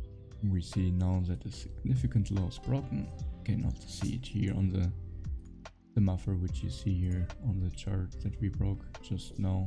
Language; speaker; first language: English; non-native, fluent; German